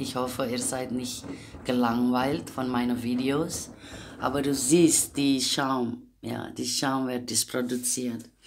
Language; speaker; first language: German; non-native, learner; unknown